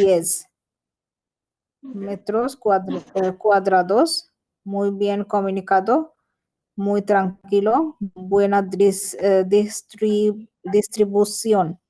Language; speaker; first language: Spanish; non-native, learner; Bangla